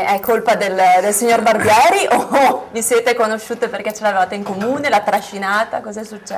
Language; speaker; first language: Italian; native; Italian